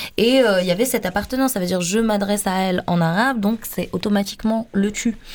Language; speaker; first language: French; non-native, local second language; Arabic